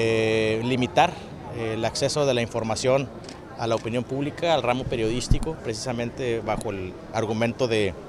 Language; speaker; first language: Spanish; native; Spanish